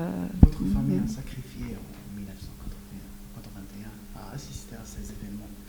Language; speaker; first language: French; non-native, local second language; Arabic